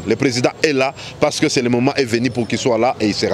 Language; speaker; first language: French; non-native, local second language; Swahili